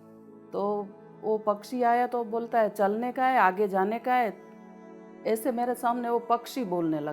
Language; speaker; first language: Hindi; non-native, local second language; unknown